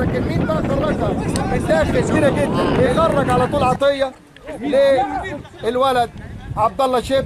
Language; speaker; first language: Arabic; native; Arabic